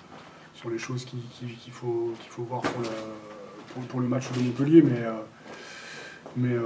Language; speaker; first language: French; native; French